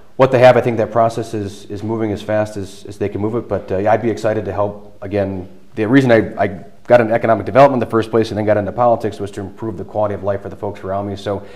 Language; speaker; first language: English; native; English